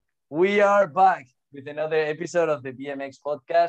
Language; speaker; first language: English; non-native, fluent; Spanish